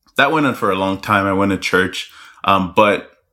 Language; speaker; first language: English; non-native, local second language; Yoruba